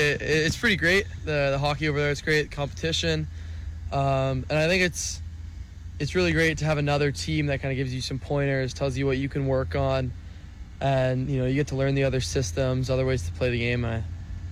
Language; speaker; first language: English; native; English